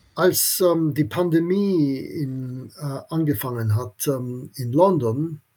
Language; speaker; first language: German; non-native, local second language; English